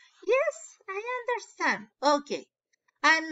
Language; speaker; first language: English; non-native, learner; Spanish